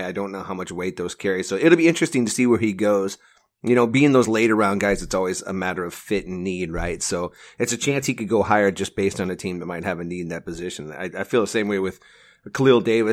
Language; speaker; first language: English; native; English